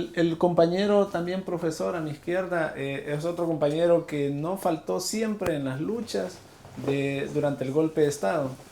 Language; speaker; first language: Spanish; native; Spanish